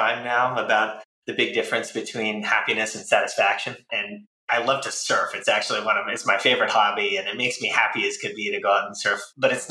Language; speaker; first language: English; native; English